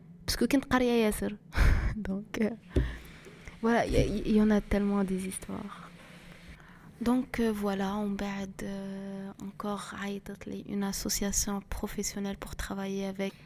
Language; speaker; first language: French; non-native, local second language; Arabic